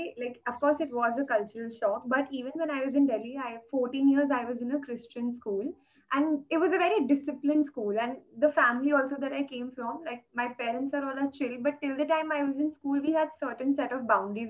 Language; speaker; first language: English; non-native, local second language; Hindi